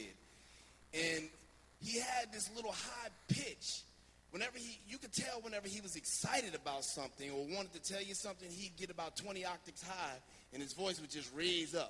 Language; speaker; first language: English; native; English